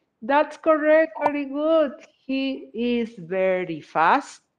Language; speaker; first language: English; non-native, fluent; Spanish